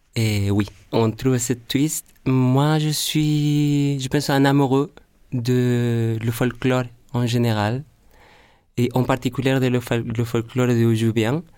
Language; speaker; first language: French; non-native, fluent; Spanish